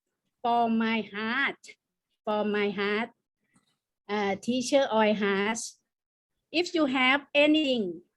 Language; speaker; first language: English; non-native, learner; Thai